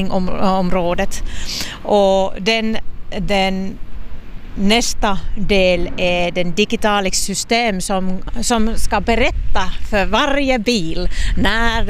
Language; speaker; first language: Swedish; non-native, local second language; Finnish